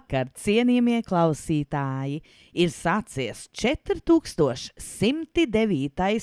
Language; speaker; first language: Latvian; early bilingual, heritage; Latvian